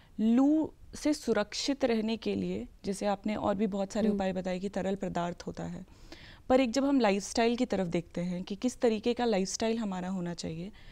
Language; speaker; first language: Hindi; native; Hindi